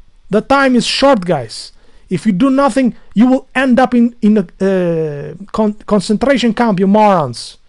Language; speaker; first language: English; non-native, learner; Albanian